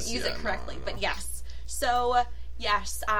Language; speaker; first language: English; native; English